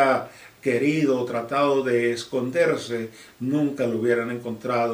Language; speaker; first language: Spanish; native; Spanish